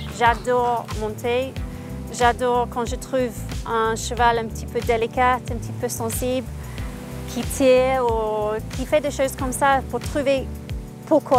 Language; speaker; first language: French; non-native, fluent; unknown